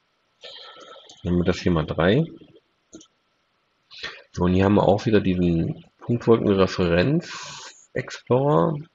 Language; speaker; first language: German; native; German